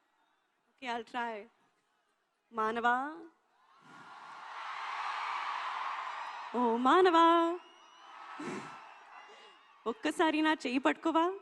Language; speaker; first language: Telugu; non-native, learner; Hindi